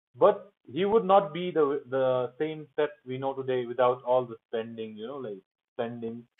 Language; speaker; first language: English; non-native, local second language; Nepali